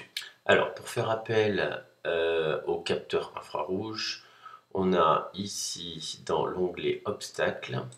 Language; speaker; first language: French; native; French